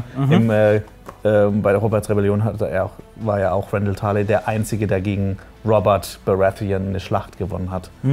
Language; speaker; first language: German; native; German